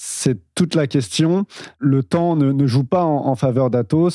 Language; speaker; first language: French; native; French